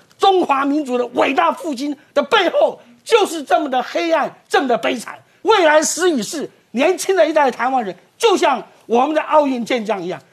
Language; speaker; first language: Chinese; native; Chinese